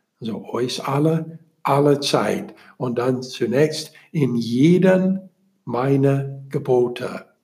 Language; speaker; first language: German; non-native, learner; English